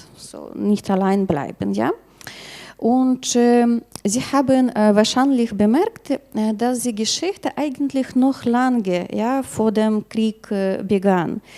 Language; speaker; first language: German; non-native, learner; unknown